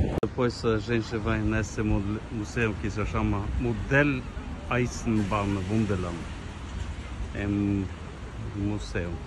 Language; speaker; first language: Portuguese; non-native, fluent; Norwegian